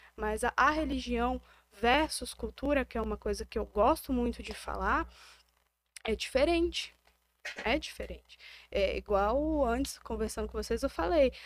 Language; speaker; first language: Portuguese; native; Portuguese